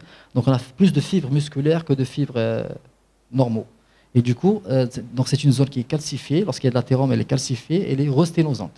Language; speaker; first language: French; non-native, local second language; Arabic